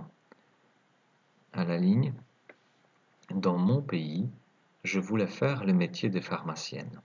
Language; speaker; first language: French; native; French